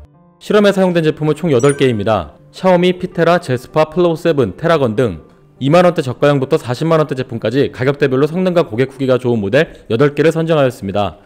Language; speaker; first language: Korean; native; Korean